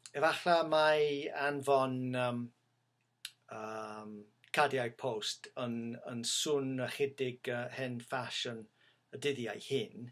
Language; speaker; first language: Welsh; non-native, learner; English